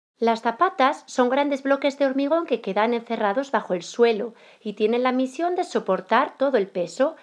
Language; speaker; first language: Spanish; native; Spanish